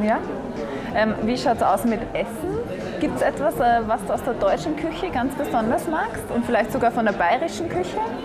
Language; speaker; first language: German; native; German